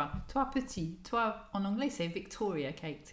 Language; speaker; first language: French; non-native, learner; English